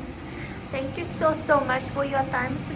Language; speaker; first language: English; non-native, fluent; Japanese